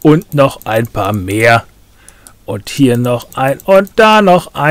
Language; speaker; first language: German; native; German